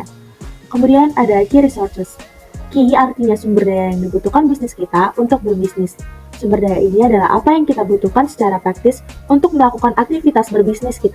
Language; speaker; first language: Indonesian; native; Indonesian